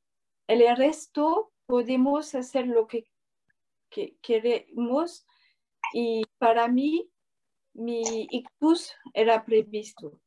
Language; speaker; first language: Spanish; non-native, fluent; French